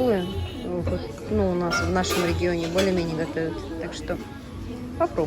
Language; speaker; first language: Russian; native; Russian